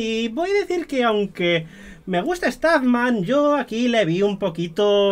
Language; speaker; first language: Spanish; native; Spanish